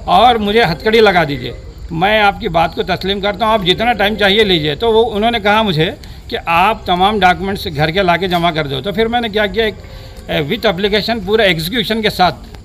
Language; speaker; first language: Hindi; non-native, local second language; Urdu